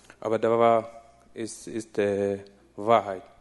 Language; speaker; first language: German; non-native, learner; Russian